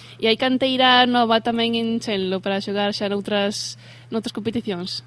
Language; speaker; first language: Galician; native; Galician